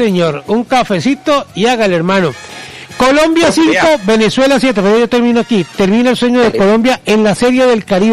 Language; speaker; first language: Spanish; native; Spanish